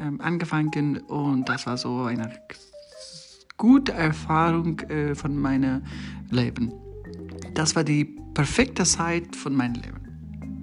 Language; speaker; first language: German; non-native, learner; Persian